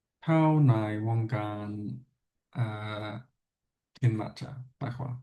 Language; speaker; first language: Thai; non-native, learner; English